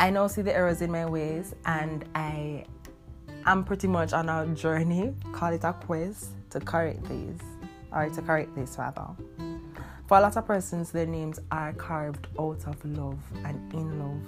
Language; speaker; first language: English; non-native, local second language; Jamaican Creole English